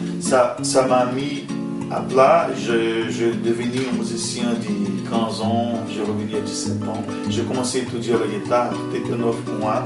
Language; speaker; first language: French; non-native, fluent; Portuguese